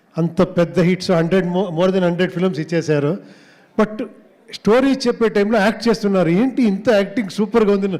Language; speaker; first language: Telugu; non-native, learner; Kannada